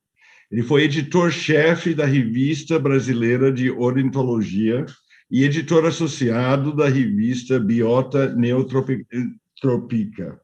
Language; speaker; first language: Portuguese; non-native, fluent; English